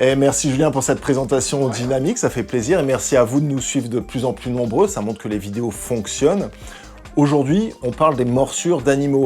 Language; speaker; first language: French; native; French